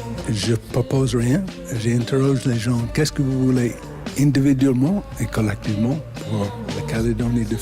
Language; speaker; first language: French; non-native, fluent; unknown